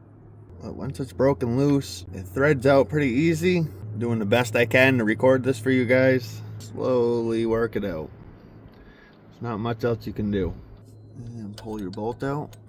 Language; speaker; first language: English; native; English